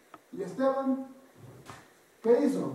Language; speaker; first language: Spanish; non-native, fluent; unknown